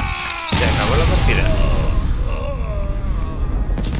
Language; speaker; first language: Spanish; native; Spanish